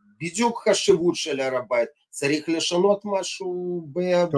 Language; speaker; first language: Hebrew; non-native, fluent; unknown